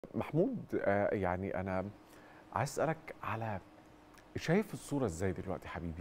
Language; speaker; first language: Arabic; native; Arabic